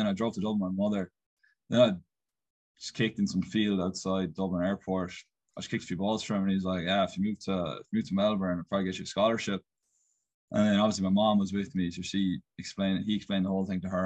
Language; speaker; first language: English; native; English